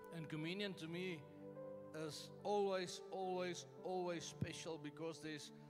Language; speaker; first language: English; non-native, local second language; Afrikaans